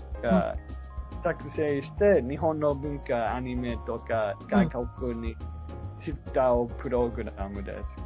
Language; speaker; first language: Japanese; non-native, fluent; English